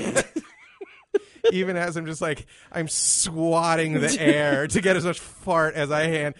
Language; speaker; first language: English; native; English